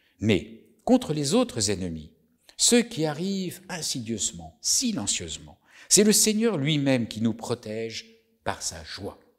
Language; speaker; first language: French; native; French